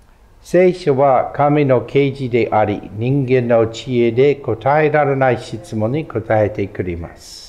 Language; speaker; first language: Japanese; non-native, fluent; English